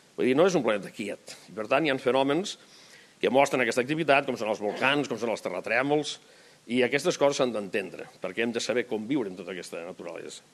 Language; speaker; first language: Catalan; native; Catalan